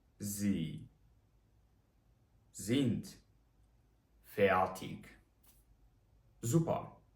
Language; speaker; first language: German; non-native, fluent; Ukrainian